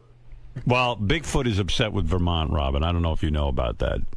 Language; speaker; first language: English; native; English